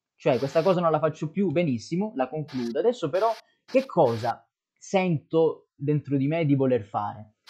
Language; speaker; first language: Italian; native; Italian